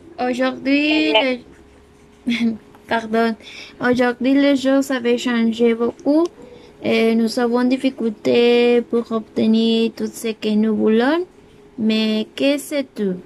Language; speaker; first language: French; non-native, learner; Spanish